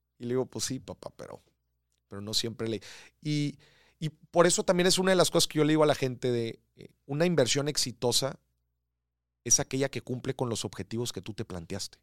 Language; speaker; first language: Spanish; native; Spanish